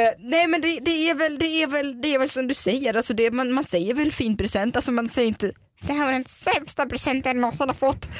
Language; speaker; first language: Swedish; non-native, fluent; Russian